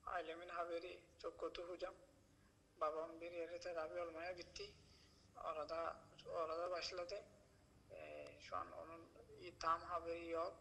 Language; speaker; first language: Turkish; non-native, learner; Rohingya